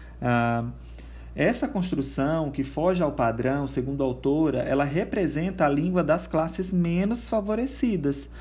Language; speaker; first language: Portuguese; native; Portuguese